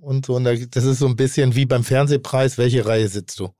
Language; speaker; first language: German; native; German